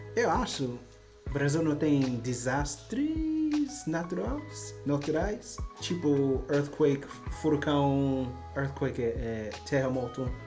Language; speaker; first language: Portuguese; non-native, learner; English